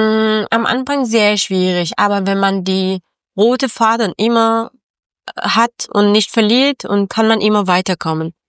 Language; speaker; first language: German; non-native, learner; Persian